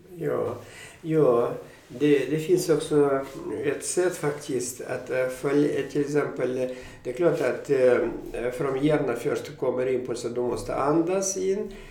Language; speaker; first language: Swedish; non-native, fluent; Russian